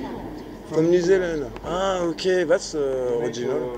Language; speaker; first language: English; non-native, learner; French